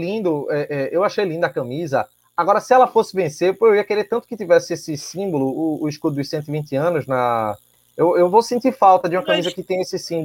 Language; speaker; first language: Portuguese; native; Portuguese